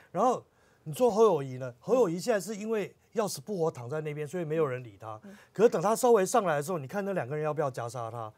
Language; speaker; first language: Chinese; native; Chinese